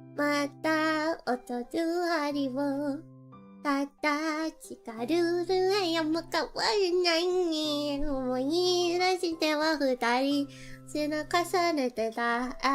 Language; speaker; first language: Japanese; non-native, learner; English